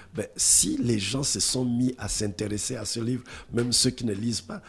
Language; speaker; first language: French; non-native, local second language; Lingala